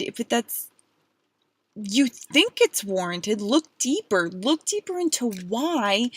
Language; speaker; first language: English; native; English